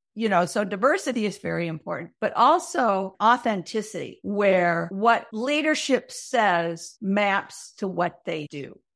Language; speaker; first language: English; native; English